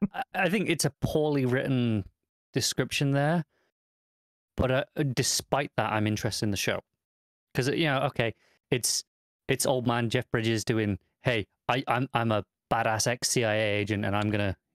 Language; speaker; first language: English; native; English